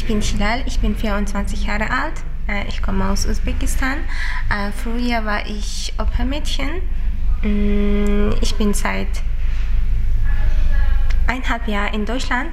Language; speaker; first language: German; non-native, learner; Uzbek